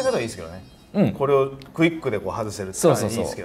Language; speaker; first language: Japanese; native; Japanese